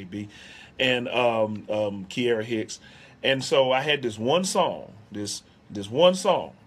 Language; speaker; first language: English; native; English